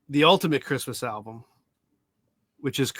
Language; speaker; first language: English; native; English